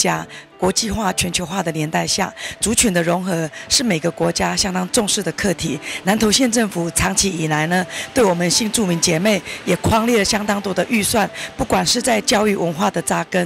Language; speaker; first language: Chinese; native; Chinese